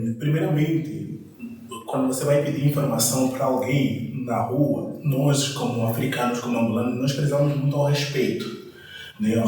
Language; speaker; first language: Portuguese; non-native, local second language; Kongo